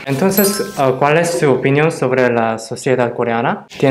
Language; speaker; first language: Spanish; non-native, fluent; Korean